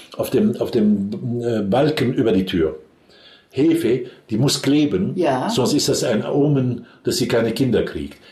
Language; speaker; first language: German; non-native, fluent; Arabic